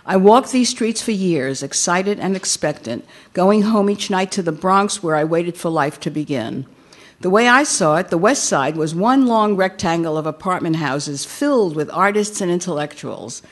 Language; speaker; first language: English; native; English